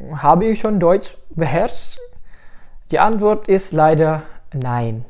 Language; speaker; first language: German; non-native, fluent; Indonesian